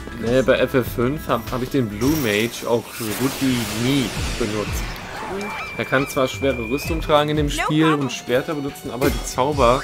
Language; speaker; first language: German; native; German